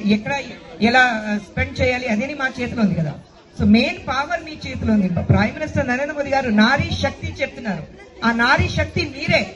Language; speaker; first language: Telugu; non-native, fluent; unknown